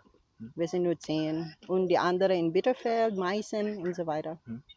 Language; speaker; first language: German; non-native, learner; Cebuano